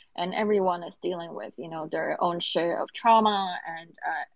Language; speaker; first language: English; non-native, local second language; Cantonese